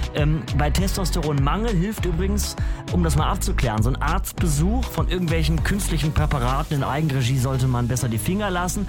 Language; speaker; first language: German; native; German